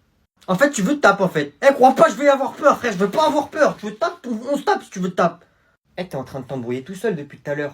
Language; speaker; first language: French; native; French